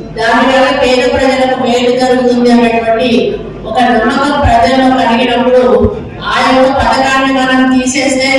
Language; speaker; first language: Telugu; native; Telugu